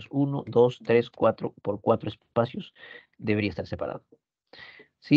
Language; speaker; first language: Spanish; native; Spanish